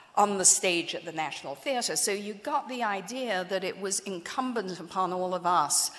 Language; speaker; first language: English; native; English